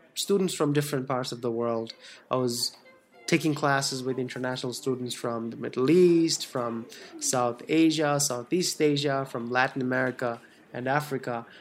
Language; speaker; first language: English; non-native, fluent; Bangla